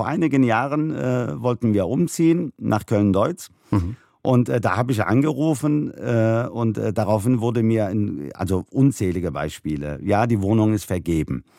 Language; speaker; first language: German; early bilingual, other home language; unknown